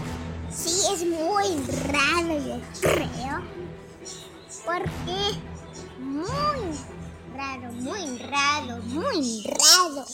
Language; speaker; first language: Spanish; non-native, learner; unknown